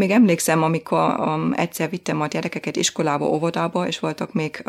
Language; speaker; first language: Hungarian; non-native, fluent; German